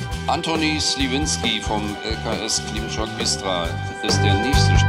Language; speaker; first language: German; native; German